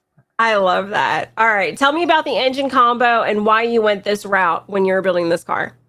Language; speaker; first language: English; native; English